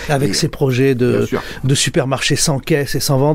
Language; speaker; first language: French; native; French